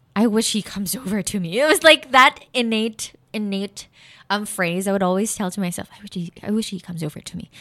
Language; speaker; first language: English; non-native, local second language; Filipino